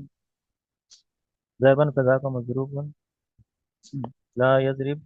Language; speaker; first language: Arabic; non-native, learner; Urdu